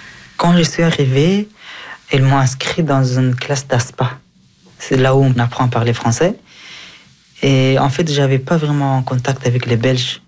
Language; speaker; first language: French; early bilingual, other home language; Persian